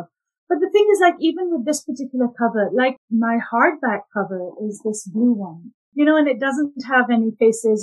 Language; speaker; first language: English; non-native, local second language; Urdu